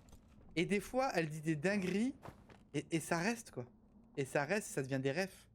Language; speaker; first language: French; native; French